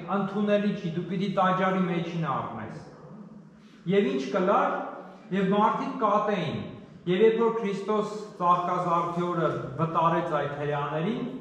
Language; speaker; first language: Armenian; native; Armenian